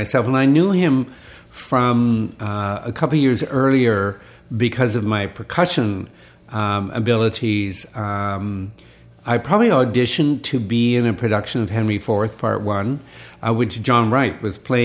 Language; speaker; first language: English; native; English